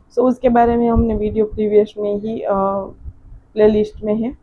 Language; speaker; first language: Hindi; non-native, local second language; Gujarati